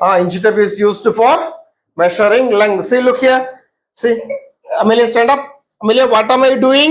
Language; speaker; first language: English; non-native, local second language; Malayalam